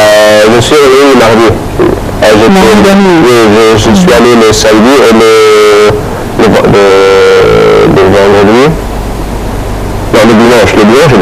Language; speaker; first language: French; non-native, fluent; Arabic